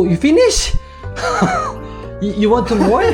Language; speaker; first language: English; non-native, learner; Korean